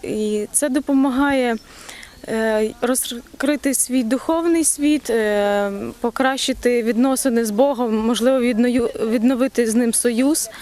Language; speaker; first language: Ukrainian; native; Ukrainian